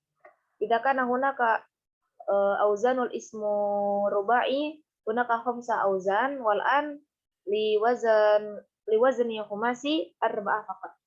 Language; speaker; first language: Arabic; non-native, learner; Indonesian